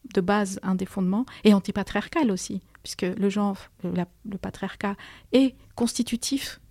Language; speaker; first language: French; non-native, fluent; Spanish